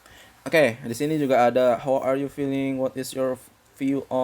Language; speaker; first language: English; non-native, fluent; Indonesian